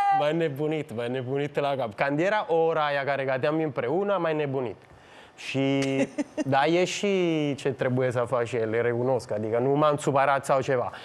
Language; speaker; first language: Romanian; non-native, fluent; Italian